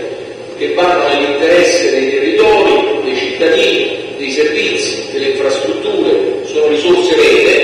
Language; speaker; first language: Italian; native; Italian